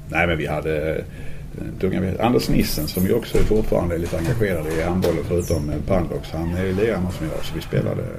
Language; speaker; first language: Swedish; native; Swedish